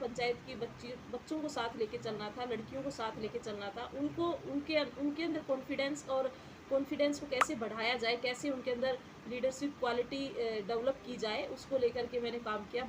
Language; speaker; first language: Hindi; native; Hindi